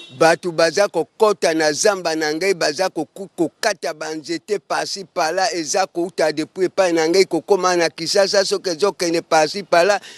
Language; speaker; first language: Lingala; non-native, local second language; Mongo